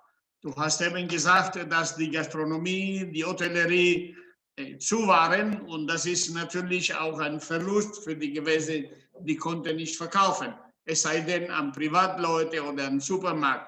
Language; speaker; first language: German; non-native, fluent; Italian